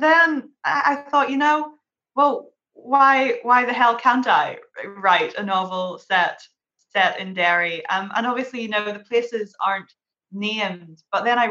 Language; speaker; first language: English; native; English